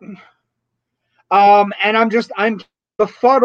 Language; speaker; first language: English; native; English